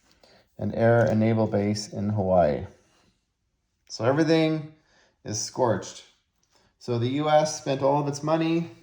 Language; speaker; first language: English; native; English